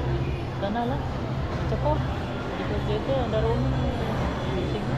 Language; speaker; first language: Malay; non-native, learner; Filipino